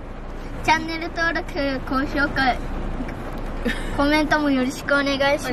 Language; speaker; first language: Japanese; early bilingual, other home language; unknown